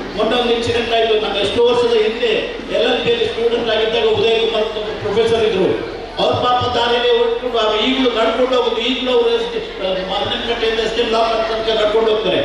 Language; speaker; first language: Kannada; non-native, local second language; Tulu